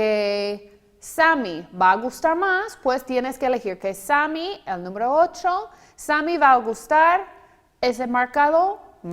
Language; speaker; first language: Spanish; non-native, fluent; English